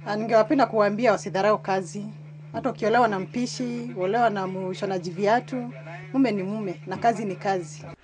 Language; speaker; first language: Swahili; non-native, local second language; Kikuyu